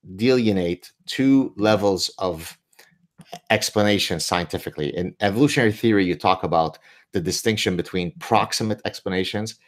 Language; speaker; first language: English; early bilingual, other home language; Arabic